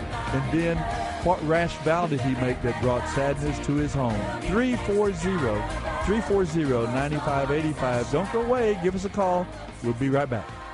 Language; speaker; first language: English; native; English